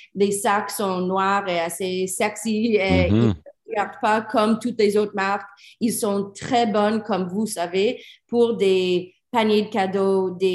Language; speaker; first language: French; non-native, learner; English